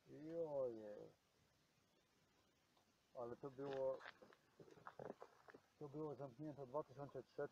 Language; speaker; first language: Polish; non-native, learner; Croatian